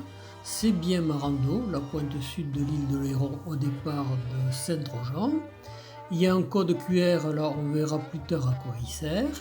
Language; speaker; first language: French; native; French